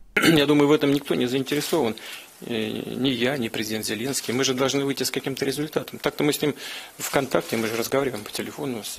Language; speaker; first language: Russian; native; Russian